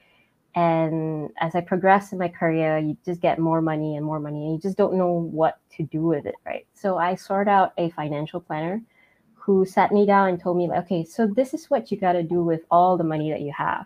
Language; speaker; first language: English; non-native, local second language; Min Nan Chinese